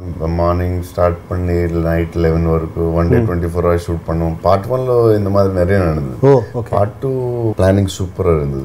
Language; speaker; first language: Tamil; non-native, learner; Telugu